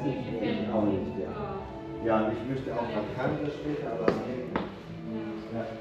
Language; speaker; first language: German; non-native, learner; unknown